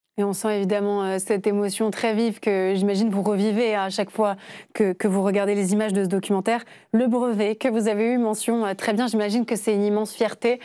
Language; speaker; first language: French; native; French